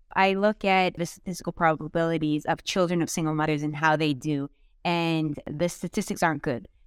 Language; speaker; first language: English; native; English